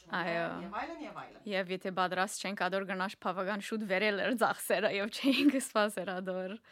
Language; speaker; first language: Armenian; early bilingual, heritage; Armenian